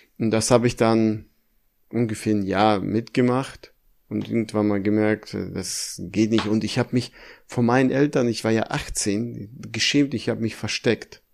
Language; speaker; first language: German; early bilingual, other home language; Russian